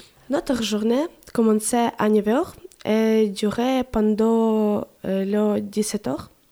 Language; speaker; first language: French; non-native, learner; Ukrainian